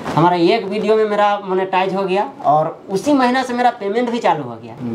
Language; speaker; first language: Hindi; native; Hindi